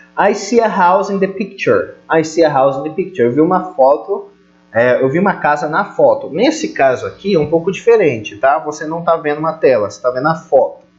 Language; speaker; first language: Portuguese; native; Portuguese